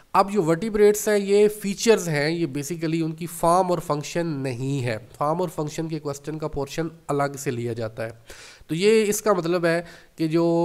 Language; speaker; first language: Urdu; non-native, local second language; Punjabi